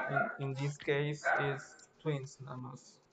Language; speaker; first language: English; non-native, learner; Spanish